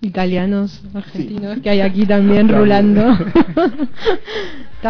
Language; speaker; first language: Spanish; native; Spanish